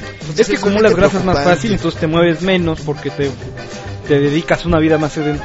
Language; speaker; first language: Spanish; native; Spanish